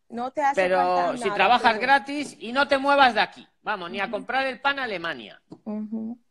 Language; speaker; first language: Spanish; native; Spanish